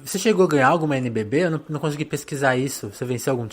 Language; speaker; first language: Portuguese; native; Portuguese